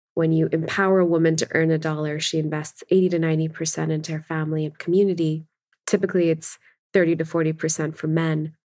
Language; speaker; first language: English; non-native, local second language; Urdu